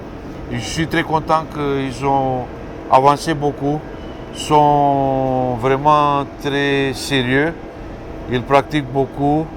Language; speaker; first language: French; non-native, fluent; Romanian